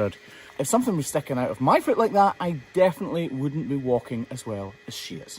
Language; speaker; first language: English; native; English